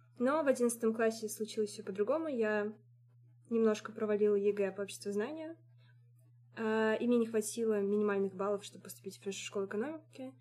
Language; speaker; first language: Russian; native; Russian